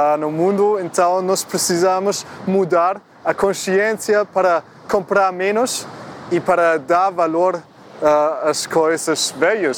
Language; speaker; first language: Portuguese; non-native, fluent; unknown